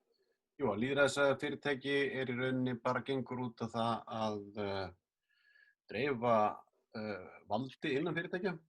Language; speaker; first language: Icelandic; native; Icelandic